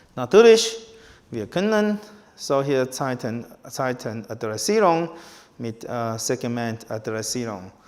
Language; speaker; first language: German; non-native, fluent; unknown